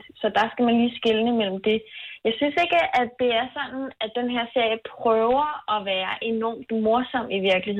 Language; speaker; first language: Danish; native; Danish